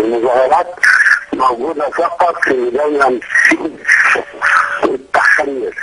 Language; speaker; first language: Arabic; native; Arabic